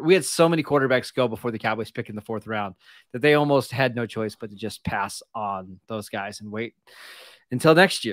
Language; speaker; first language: English; native; English